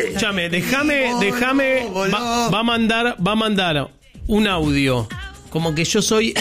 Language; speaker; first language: Spanish; native; Spanish